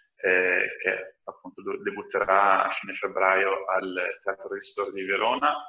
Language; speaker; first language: Italian; non-native, fluent; German